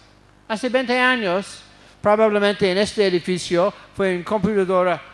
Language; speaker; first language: Spanish; non-native, fluent; English